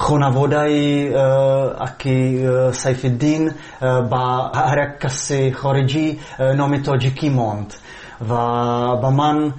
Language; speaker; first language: Persian; non-native, learner; Czech